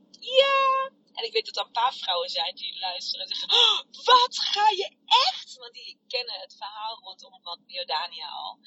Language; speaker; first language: Dutch; native; Dutch